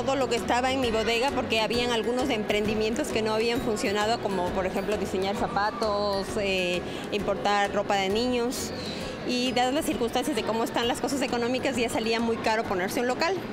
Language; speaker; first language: Spanish; non-native, fluent; German